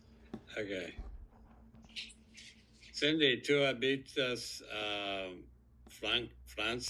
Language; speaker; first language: Spanish; non-native, fluent; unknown